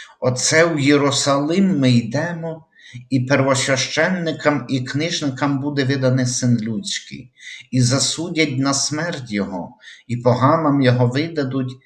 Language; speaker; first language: Ukrainian; native; Ukrainian